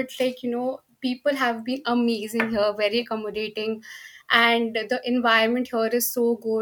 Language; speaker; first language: English; non-native, local second language; Hindi